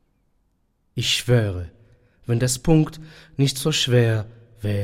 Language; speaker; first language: German; non-native, fluent; Hebrew